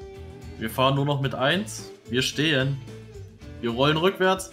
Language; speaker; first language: German; native; German